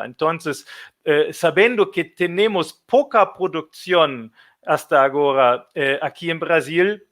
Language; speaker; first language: Spanish; non-native, fluent; German